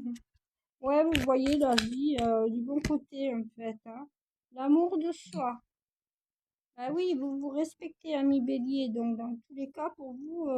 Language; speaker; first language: French; native; French